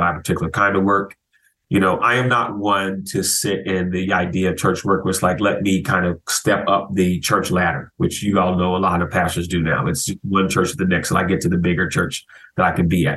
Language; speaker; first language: English; native; English